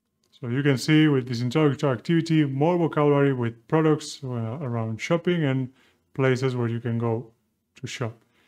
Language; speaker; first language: English; non-native, fluent; Spanish